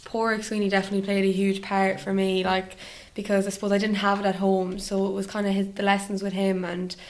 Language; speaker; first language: English; native; English